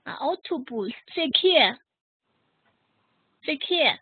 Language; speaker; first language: Hebrew; non-native, learner; German